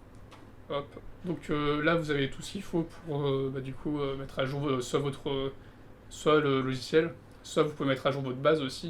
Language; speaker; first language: French; native; French